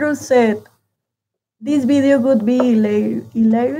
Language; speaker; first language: English; non-native, learner; Spanish